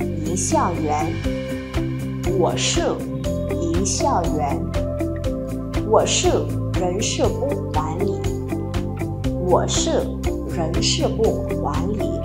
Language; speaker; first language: Chinese; non-native, fluent; Vietnamese